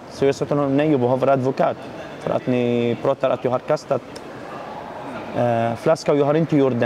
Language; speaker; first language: Swedish; non-native, learner; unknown